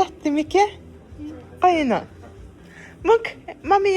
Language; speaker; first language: Swedish; non-native, learner; Mongolian